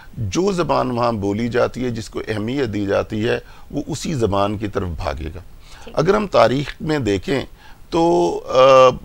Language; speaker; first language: Urdu; non-native, local second language; Punjabi